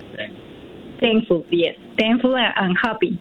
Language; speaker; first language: English; non-native, learner; Spanish